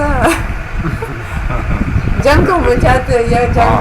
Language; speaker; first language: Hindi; non-native, fluent; Russian